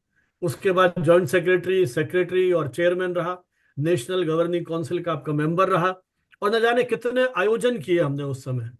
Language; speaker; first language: Hindi; native; Hindi